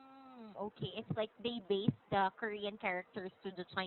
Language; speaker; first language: English; non-native, local second language; Filipino